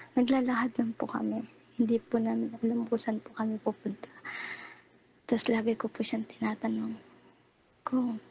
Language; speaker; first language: Filipino; native; Filipino